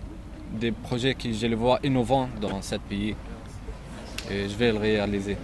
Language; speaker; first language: French; non-native, local second language; Arabic